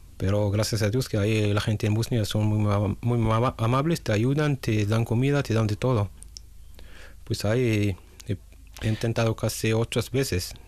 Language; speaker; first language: Spanish; non-native, fluent; Arabic